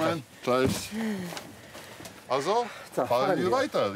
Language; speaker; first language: German; non-native, learner; Polish